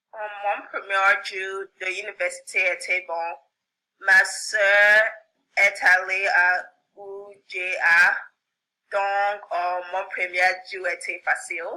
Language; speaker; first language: French; non-native, learner; English